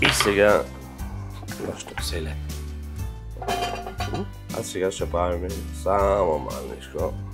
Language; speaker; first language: Bulgarian; non-native, fluent; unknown